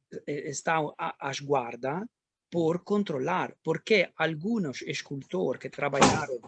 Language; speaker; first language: Portuguese; non-native, learner; Italian